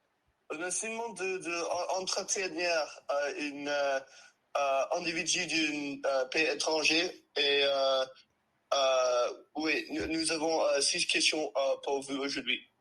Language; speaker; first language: French; non-native, learner; English